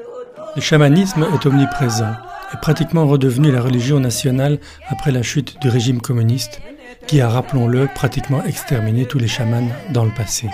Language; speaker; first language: French; native; French